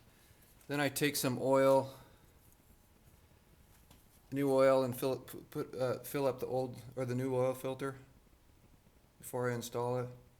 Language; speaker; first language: English; native; English